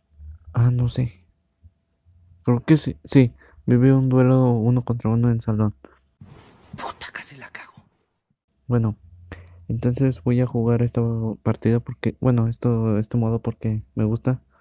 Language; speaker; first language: Spanish; native; Spanish